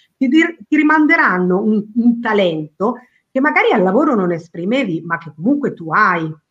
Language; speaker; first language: Italian; early bilingual, other home language; Spanish